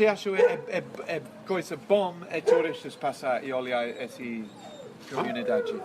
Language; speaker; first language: Portuguese; non-native, learner; English